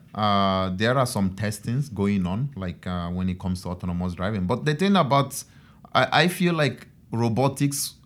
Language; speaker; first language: English; non-native, local second language; Igbo